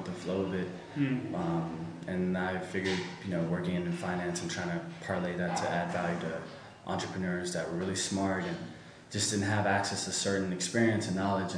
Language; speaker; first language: English; native; English